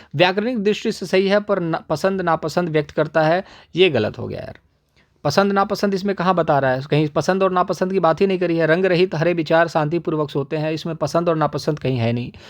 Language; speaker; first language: Hindi; native; Hindi